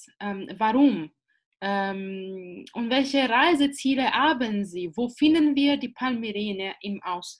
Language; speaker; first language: German; non-native, fluent; Italian